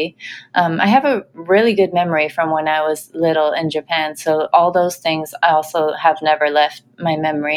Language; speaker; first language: English; native; English